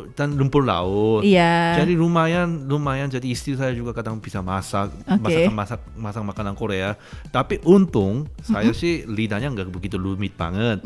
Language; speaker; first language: Indonesian; non-native, fluent; Korean